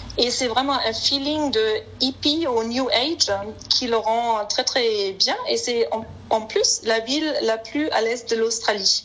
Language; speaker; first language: French; non-native, fluent; German